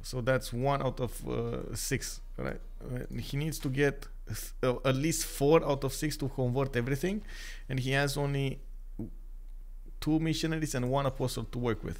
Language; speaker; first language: English; non-native, fluent; Romanian